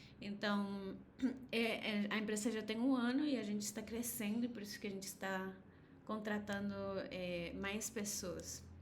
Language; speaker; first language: Portuguese; non-native, fluent; Spanish